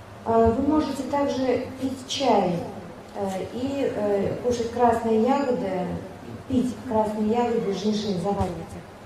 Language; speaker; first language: Russian; native; Russian